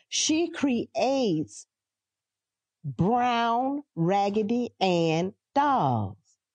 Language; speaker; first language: English; native; English